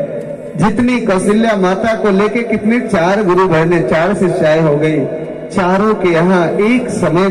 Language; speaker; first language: Hindi; native; Hindi